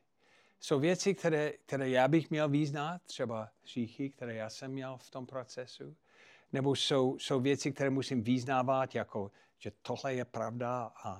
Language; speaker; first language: Czech; non-native, fluent; English